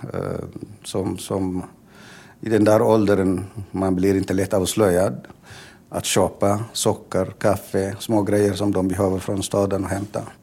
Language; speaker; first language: Swedish; non-native, fluent; Tigrinya